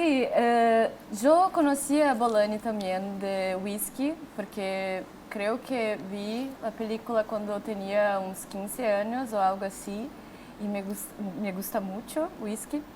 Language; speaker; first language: Spanish; non-native, fluent; Portuguese